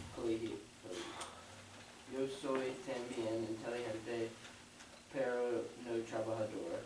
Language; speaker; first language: Spanish; non-native, learner; English